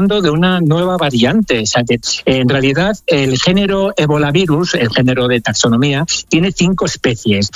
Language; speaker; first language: Spanish; native; Spanish